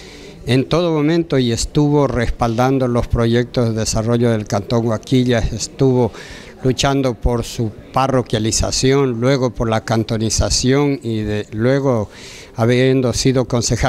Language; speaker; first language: Spanish; native; Spanish